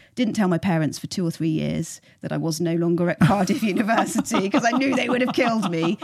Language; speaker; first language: English; native; English